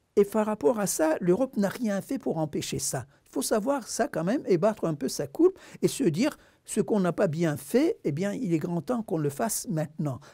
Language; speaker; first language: French; non-native, fluent; Turkish